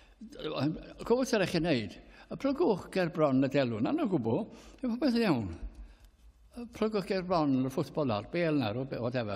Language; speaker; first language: Welsh; native; Welsh